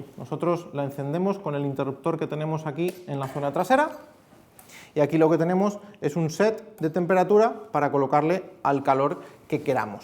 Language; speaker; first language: Spanish; native; Spanish